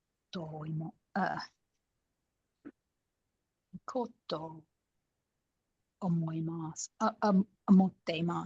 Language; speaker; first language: Japanese; non-native, learner; English